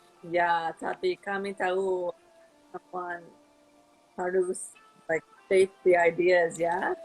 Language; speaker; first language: Indonesian; non-native, learner; English